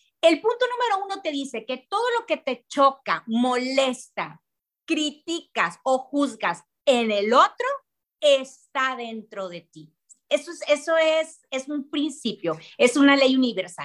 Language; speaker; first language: Spanish; native; Spanish